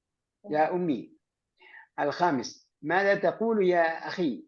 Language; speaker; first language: Arabic; non-native, fluent; Malayalam